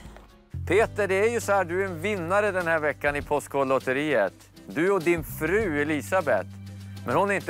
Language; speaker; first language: Swedish; native; Swedish